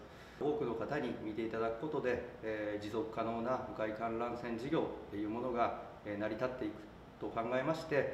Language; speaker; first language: Japanese; native; Japanese